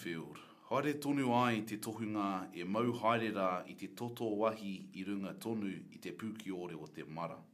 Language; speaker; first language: Māori; non-native, local second language; English